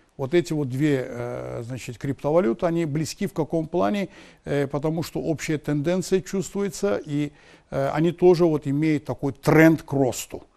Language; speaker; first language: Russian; non-native, local second language; Azerbaijani